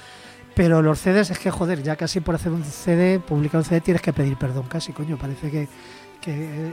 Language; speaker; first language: Spanish; native; Spanish